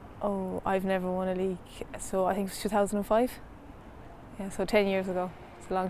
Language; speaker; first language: English; native; English